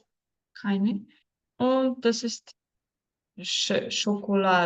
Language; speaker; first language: German; non-native, fluent; Spanish